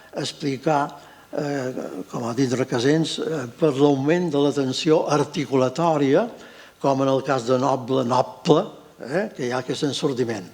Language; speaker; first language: Catalan; native; Catalan